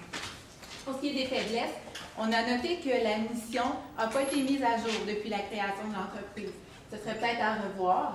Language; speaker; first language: French; native; French